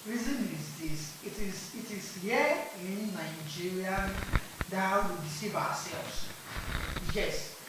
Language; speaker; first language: English; non-native, local second language; Yoruba